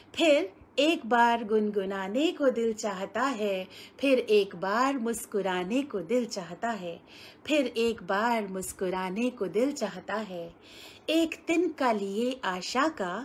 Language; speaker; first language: Hindi; native; Hindi